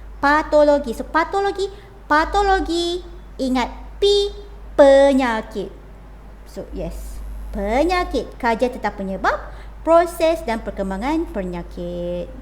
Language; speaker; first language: Malay; native; Malay